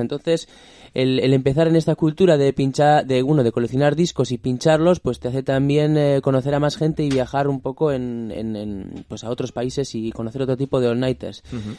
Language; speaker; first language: Spanish; native; Spanish